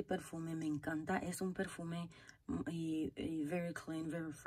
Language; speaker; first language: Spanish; non-native, fluent; Haitian Creole